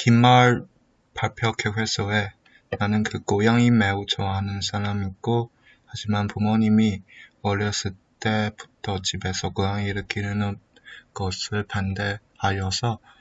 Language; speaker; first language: Korean; non-native, learner; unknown